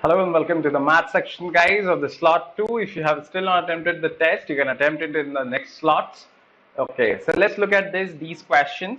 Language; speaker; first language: English; non-native, local second language; Hindi